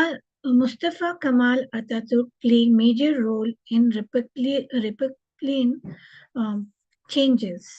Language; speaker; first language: English; non-native, local second language; Hindi